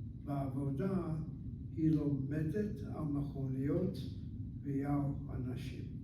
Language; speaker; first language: Hebrew; non-native, fluent; English